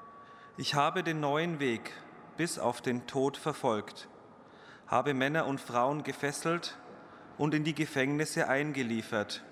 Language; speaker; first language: German; native; German